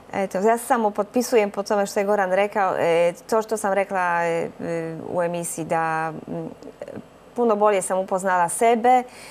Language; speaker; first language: Croatian; non-native, fluent; Polish